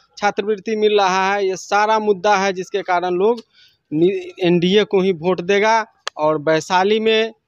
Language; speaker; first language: Hindi; native; Hindi